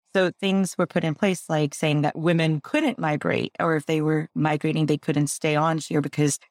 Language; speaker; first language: English; early bilingual, other home language; Gujarati